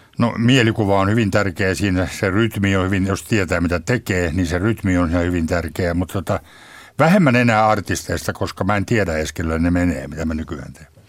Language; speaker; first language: Finnish; native; Finnish